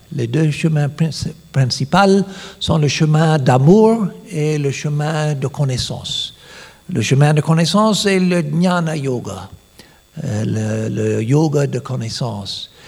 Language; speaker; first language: French; non-native, fluent; English